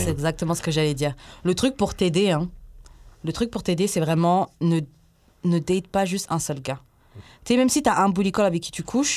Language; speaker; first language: French; native; French